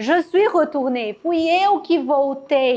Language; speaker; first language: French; non-native, fluent; Portuguese